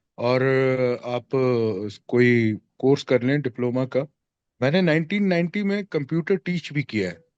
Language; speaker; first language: Urdu; native; Urdu